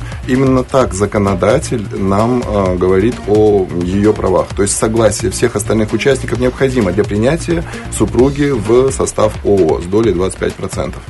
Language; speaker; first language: Russian; native; Russian